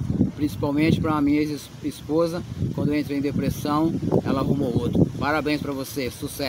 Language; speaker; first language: Portuguese; native; Portuguese